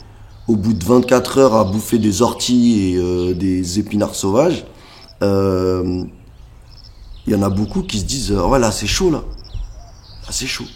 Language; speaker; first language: French; native; French